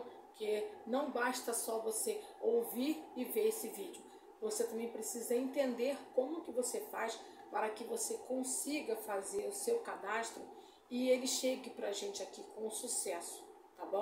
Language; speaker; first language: Portuguese; native; Portuguese